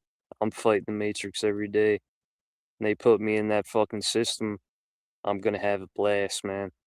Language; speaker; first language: English; native; English